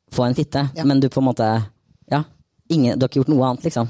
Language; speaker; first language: Norwegian; native; Norwegian